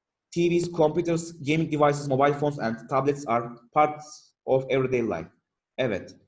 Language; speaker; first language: English; non-native, fluent; Turkish